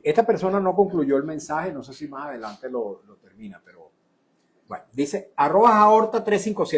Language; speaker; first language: Spanish; native; Spanish